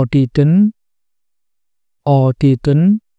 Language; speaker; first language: Korean; non-native, fluent; Indonesian